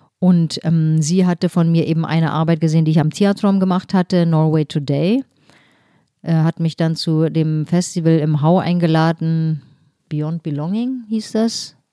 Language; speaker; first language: German; early bilingual, other home language; Turkish